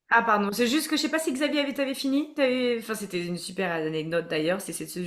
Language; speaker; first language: French; native; French